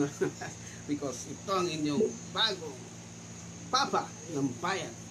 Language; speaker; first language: Filipino; native; Filipino